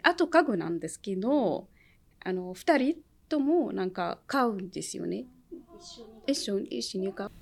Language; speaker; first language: Japanese; non-native, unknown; Arabic